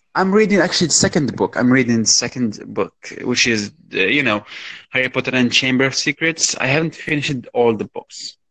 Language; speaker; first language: English; non-native, fluent; Arabic